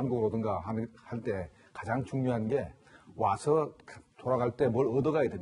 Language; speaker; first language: Korean; native; Korean